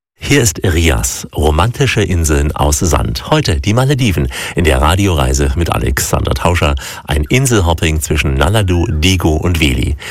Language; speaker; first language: German; native; German